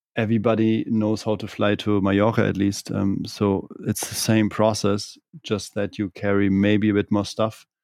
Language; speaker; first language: English; non-native, fluent; German